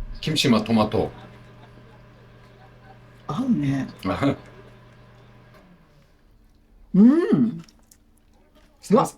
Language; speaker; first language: Japanese; non-native, fluent; Korean